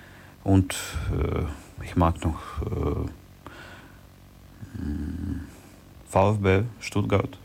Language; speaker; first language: German; non-native, learner; Ukrainian